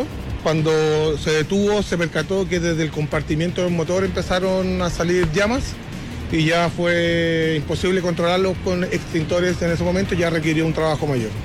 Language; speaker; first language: Spanish; native; Spanish